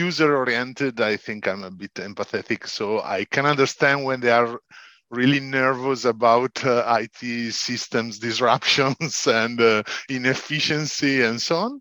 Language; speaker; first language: English; non-native, fluent; Italian